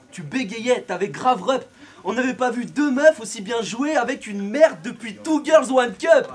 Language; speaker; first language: French; native; French